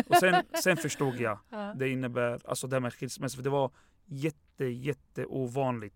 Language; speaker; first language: Swedish; non-native, fluent; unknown